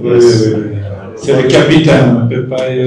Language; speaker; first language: French; non-native, fluent; Dutch